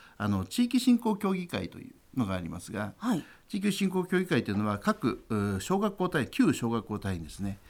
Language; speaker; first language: Japanese; native; Japanese